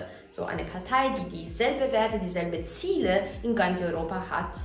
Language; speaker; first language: German; non-native, fluent; Italian